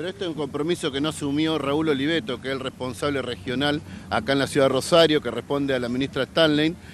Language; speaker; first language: Spanish; native; Spanish